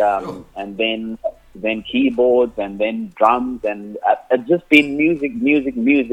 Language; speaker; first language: English; non-native, local second language; Afrikaans